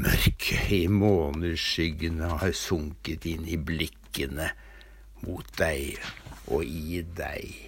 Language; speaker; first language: Norwegian; native; Norwegian